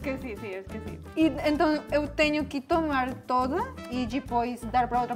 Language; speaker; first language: Portuguese; non-native, fluent; Spanish